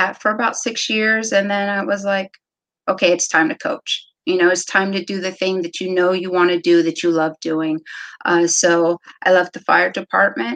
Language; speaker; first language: English; native; English